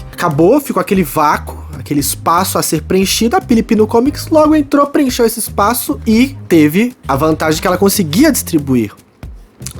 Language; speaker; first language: Portuguese; native; Portuguese